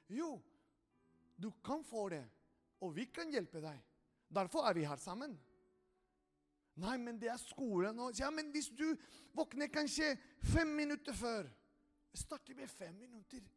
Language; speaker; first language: Norwegian; non-native, fluent; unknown